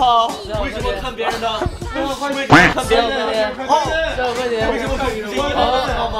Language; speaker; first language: Chinese; non-native, learner; Korean